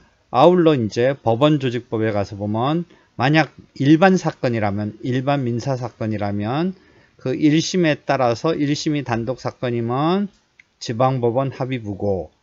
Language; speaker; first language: Korean; native; Korean